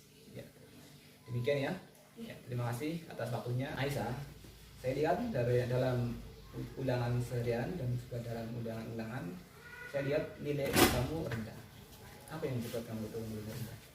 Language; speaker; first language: Indonesian; non-native, local second language; Javanese